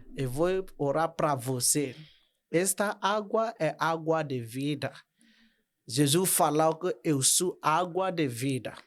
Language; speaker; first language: Portuguese; non-native, learner; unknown